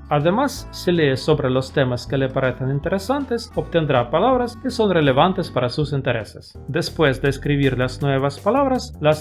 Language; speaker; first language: Spanish; non-native, fluent; Russian